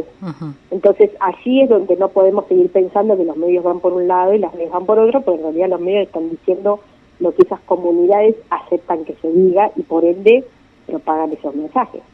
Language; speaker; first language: Spanish; native; Spanish